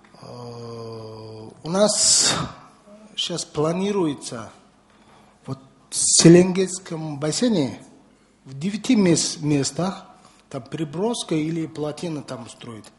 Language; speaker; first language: Russian; non-native, learner; Mongolian